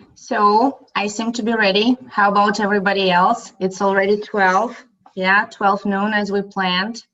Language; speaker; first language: English; non-native, fluent; Russian